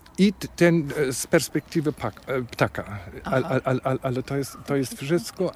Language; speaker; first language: Polish; non-native, fluent; German